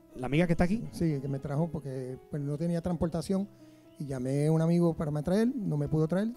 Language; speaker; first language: Spanish; native; Spanish